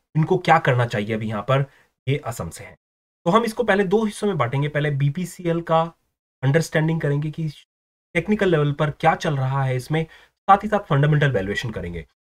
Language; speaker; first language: Hindi; native; Hindi